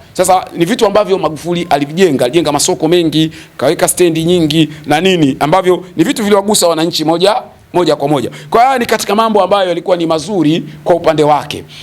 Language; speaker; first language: Swahili; native; Swahili